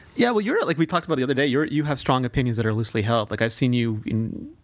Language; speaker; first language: English; native; English